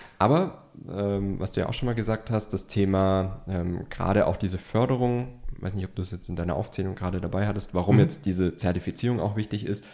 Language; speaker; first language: German; native; German